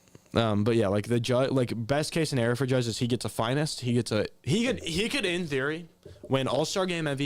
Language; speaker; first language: English; native; English